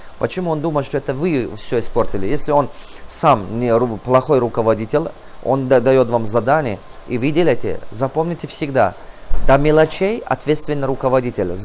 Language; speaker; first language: Russian; non-native, local second language; Tajik